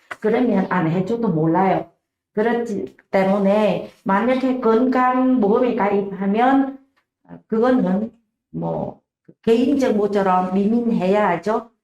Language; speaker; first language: Korean; non-native, learner; Vietnamese